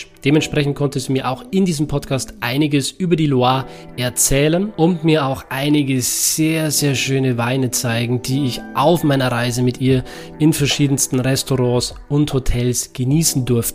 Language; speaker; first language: German; native; German